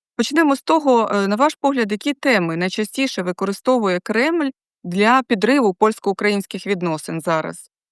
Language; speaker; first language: Ukrainian; native; Ukrainian